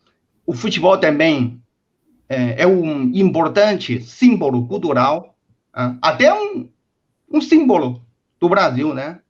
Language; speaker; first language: Portuguese; non-native, fluent; Chinese